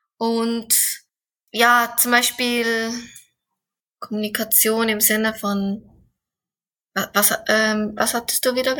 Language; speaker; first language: German; non-native, fluent; Korean